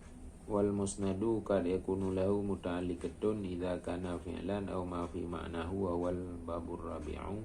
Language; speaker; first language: Arabic; non-native, fluent; Achinese